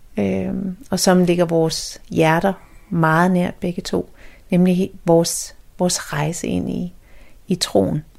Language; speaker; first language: Danish; native; Danish